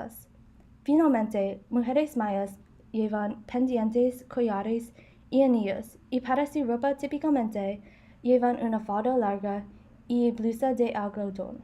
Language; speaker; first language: Spanish; non-native, learner; English